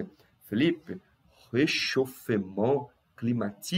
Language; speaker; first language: French; non-native, fluent; Portuguese